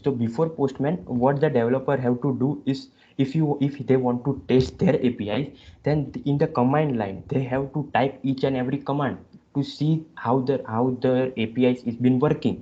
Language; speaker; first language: English; non-native, local second language; Gujarati